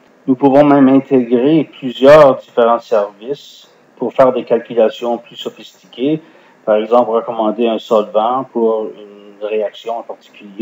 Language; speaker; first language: French; non-native, fluent; English